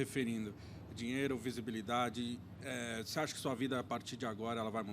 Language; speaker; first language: Portuguese; native; Portuguese